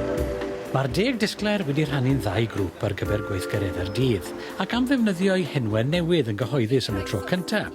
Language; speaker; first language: Welsh; native; Welsh